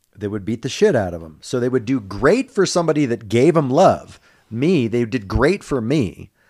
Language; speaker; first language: English; native; English